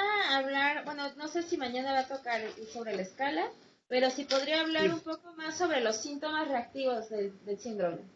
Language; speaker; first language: Spanish; native; Spanish